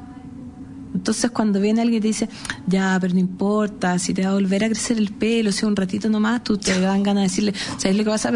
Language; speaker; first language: Spanish; native; Spanish